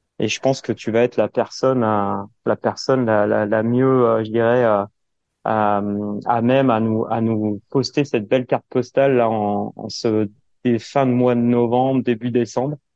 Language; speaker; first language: French; native; French